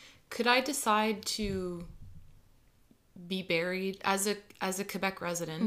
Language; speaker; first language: English; native; English